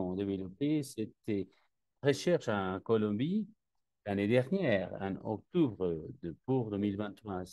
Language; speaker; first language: French; non-native, learner; Spanish